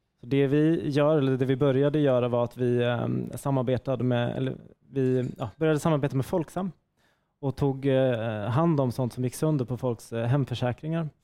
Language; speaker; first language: Swedish; native; Swedish